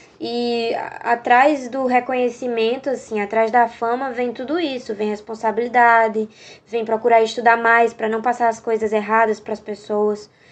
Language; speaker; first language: Portuguese; native; Portuguese